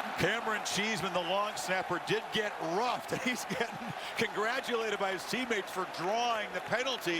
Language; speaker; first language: English; native; English